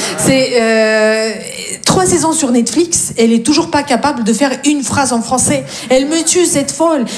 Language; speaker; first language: French; non-native, fluent; Russian